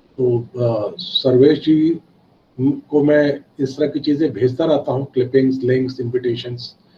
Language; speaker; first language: Hindi; native; Hindi